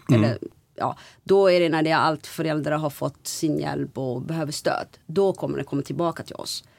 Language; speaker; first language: Swedish; non-native, fluent; Somali